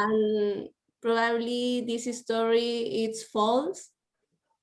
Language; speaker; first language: English; non-native, learner; Spanish